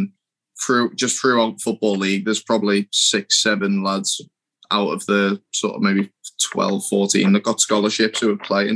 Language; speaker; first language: English; native; English